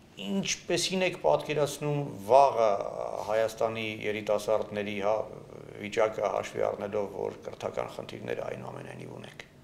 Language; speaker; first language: Armenian; native; Armenian